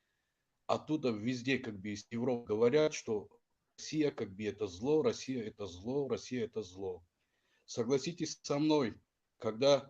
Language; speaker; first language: Russian; non-native, fluent; Tajik